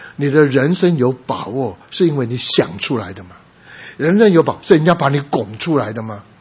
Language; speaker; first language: Chinese; non-native, local second language; Cantonese